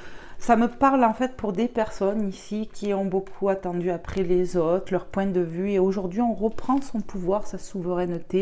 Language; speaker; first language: French; native; French